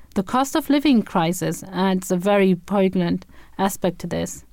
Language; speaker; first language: English; non-native, fluent; German